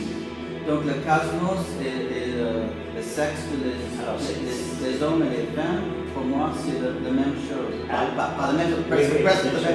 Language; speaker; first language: French; non-native, learner; English